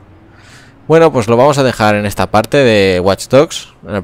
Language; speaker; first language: Spanish; native; Spanish